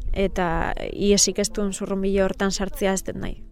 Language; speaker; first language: Basque; native; Basque